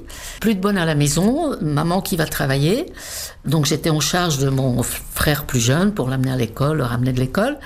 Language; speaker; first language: French; non-native, fluent; Czech